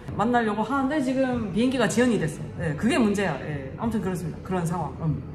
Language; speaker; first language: Korean; native; Korean